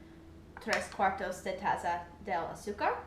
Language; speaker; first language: Spanish; non-native, learner; English